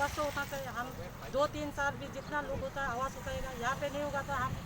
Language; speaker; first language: Hindi; non-native, local second language; Kok Borok